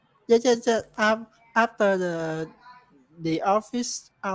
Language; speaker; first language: English; non-native, learner; Vietnamese